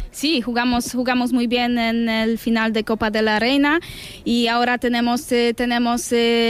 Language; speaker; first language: Spanish; non-native, learner; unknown